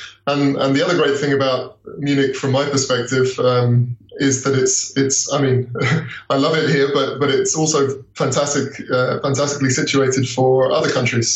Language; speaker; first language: English; native; English